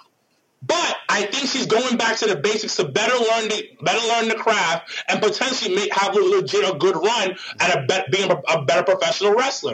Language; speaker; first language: English; native; English